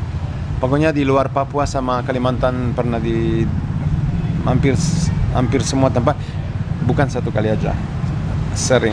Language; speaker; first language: Indonesian; non-native, learner; Italian